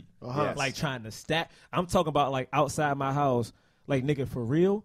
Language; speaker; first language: English; native; English